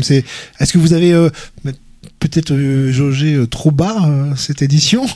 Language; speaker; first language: French; native; French